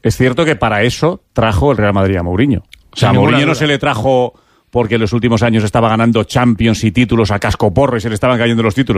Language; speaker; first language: Spanish; native; Spanish